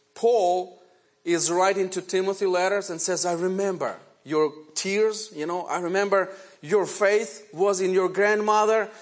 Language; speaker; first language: English; non-native, fluent; Ukrainian